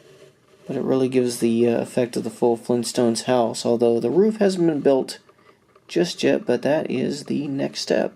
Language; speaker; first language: English; native; English